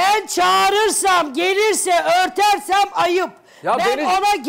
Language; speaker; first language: Turkish; native; Turkish